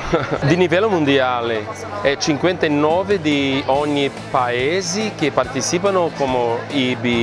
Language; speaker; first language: Italian; non-native, learner; Portuguese